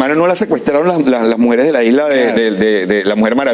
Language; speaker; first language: Spanish; native; Spanish